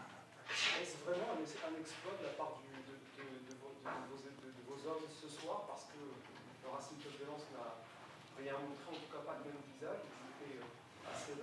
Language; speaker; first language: French; native; French